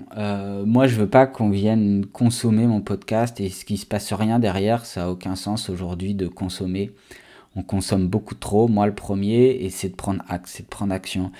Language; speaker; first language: French; native; French